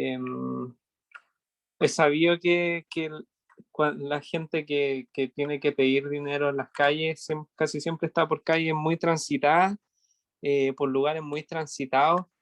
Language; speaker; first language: Spanish; native; Spanish